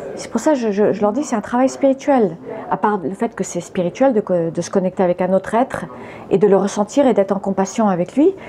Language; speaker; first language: French; early bilingual, other home language; English